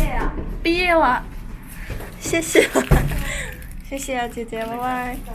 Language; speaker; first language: Chinese; non-native, fluent; Mongolian